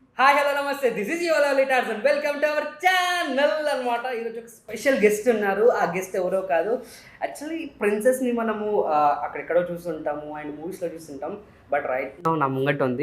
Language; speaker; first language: Telugu; native; Telugu